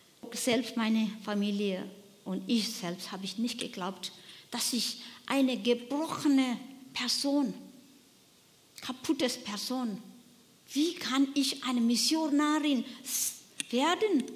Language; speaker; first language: German; non-native, learner; Nepali